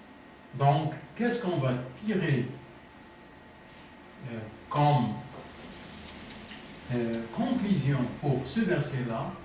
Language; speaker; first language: French; non-native, fluent; Arabic